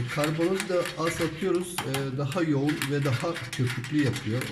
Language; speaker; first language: Turkish; native; Turkish